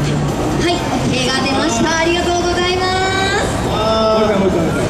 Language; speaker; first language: Japanese; native; Japanese